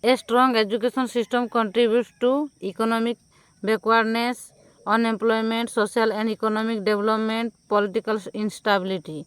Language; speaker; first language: English; non-native, local second language; Odia